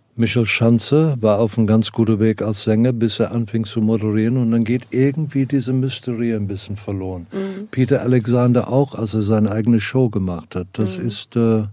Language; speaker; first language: German; non-native, fluent; Afrikaans